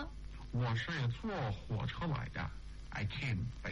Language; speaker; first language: English; non-native, learner; Chinese